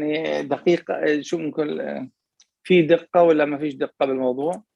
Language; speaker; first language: Arabic; native; Arabic